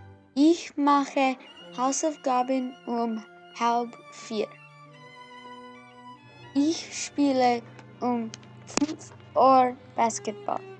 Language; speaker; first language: German; non-native, learner; English